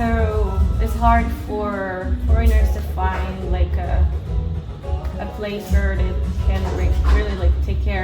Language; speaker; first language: English; non-native, fluent; Arabic